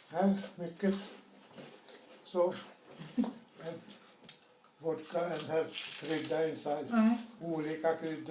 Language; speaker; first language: English; non-native, learner; Thai